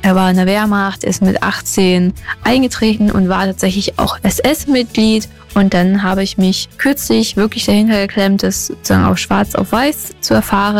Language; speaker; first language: German; native; German